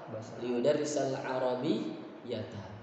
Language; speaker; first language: Arabic; non-native, fluent; Indonesian